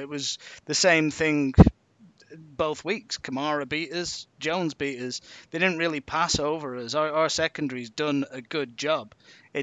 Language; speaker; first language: English; native; English